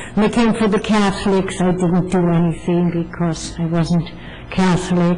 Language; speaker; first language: English; non-native, fluent; German